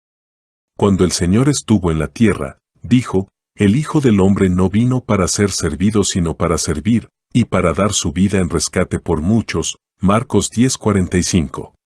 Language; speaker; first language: Spanish; native; Spanish